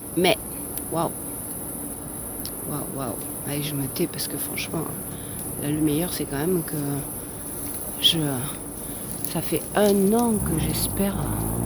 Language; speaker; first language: French; native; French